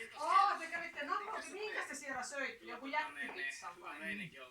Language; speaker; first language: Finnish; native; Finnish